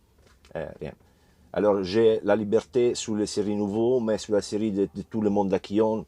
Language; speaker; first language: French; non-native, learner; Italian